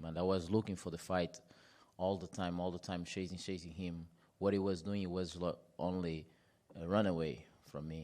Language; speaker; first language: English; non-native, fluent; Portuguese